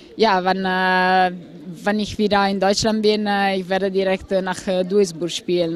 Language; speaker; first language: German; non-native, fluent; Italian